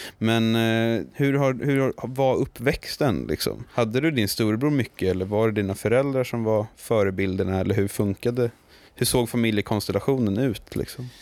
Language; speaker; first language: Swedish; native; Swedish